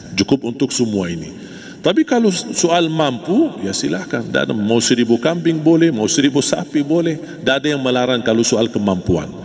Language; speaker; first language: Malay; non-native, fluent; Arabic